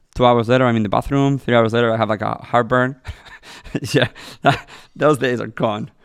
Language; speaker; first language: English; non-native, fluent; Spanish